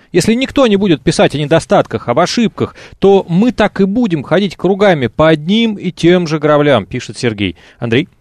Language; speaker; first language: Russian; native; Russian